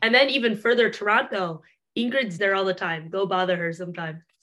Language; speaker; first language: English; early bilingual, other home language; Chinese